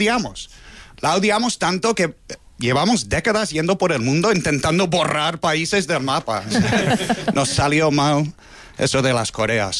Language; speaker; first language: Spanish; non-native, fluent; English